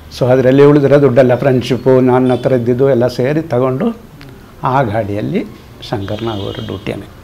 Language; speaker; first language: Kannada; non-native, fluent; Hindi